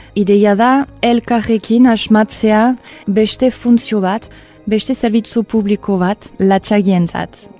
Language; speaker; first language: Basque; non-native, fluent; English